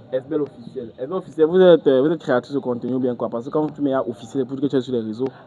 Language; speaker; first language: French; native; French